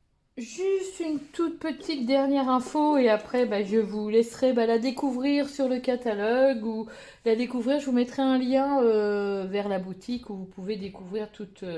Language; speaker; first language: French; native; French